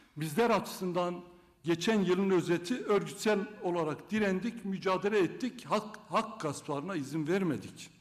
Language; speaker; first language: Turkish; non-native, local second language; Kurdish